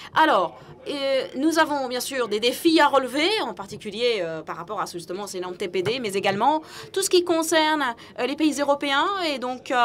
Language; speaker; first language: French; non-native, fluent; English